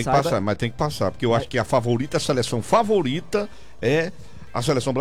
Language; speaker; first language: Portuguese; native; Portuguese